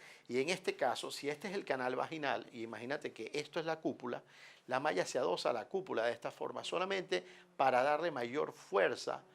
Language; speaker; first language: Spanish; native; Spanish